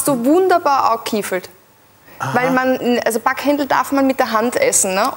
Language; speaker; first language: German; native; German